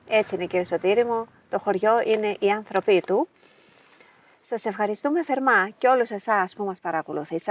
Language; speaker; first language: Greek; native; Greek